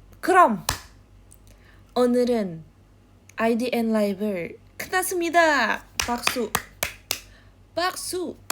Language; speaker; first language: Korean; non-native, learner; Indonesian